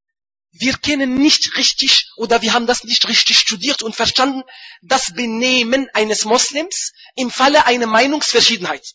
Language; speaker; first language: German; non-native, fluent; Arabic